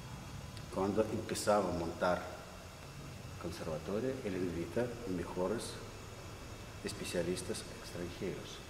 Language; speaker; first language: Spanish; non-native, learner; Russian